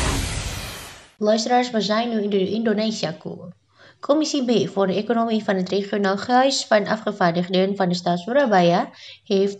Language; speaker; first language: Dutch; non-native, fluent; Indonesian